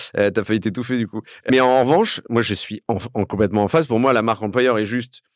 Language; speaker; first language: French; native; French